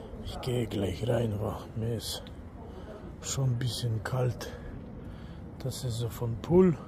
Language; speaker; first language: German; non-native, learner; Polish